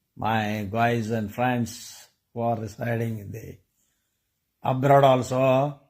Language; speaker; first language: English; non-native, local second language; Kannada